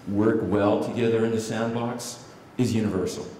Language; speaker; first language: English; native; English